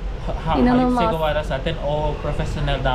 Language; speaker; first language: Turkish; non-native, fluent; Khmer